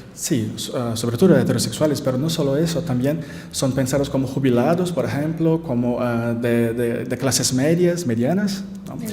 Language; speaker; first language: Spanish; non-native, learner; Portuguese